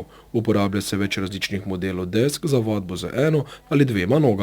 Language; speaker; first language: Slovenian; native; Slovenian